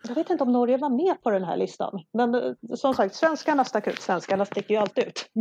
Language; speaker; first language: Swedish; non-native, local second language; Polish